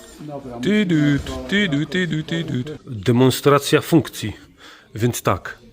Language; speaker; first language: Polish; native; Polish